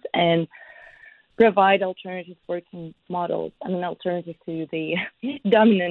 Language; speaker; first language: English; non-native, fluent; Russian